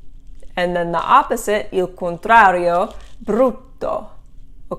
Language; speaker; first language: Italian; non-native, fluent; English